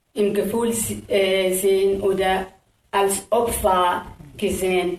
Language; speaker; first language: German; non-native, learner; Kurdish